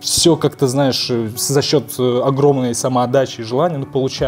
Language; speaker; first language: Russian; native; Russian